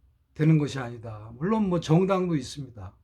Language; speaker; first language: Korean; native; Korean